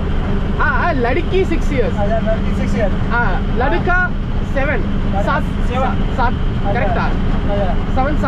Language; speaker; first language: Hindi; non-native, learner; Tamil